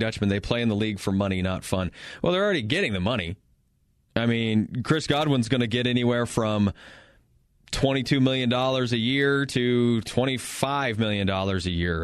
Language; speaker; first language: English; native; English